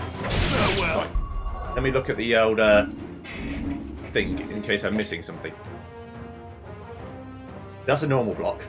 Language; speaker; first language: English; native; English